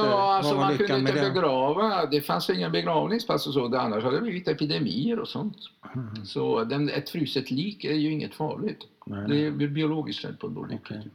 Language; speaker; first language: Swedish; non-native, fluent; Hungarian